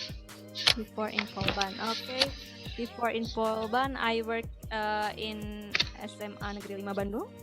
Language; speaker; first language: English; non-native, fluent; Indonesian